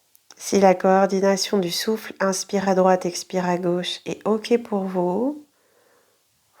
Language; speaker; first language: French; native; French